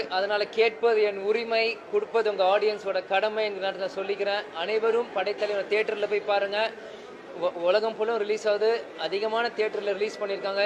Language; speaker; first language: Tamil; native; Tamil